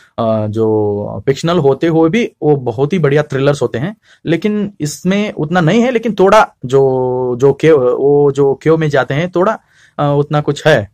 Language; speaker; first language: Hindi; non-native, local second language; Kannada